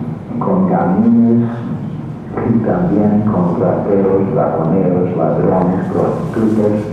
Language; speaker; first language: Spanish; non-native, fluent; English